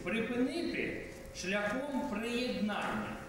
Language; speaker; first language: Ukrainian; non-native, local second language; Russian